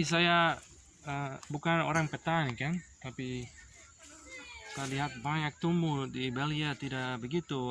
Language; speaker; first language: Indonesian; non-native, learner; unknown